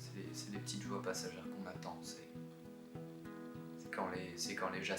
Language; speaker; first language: French; native; French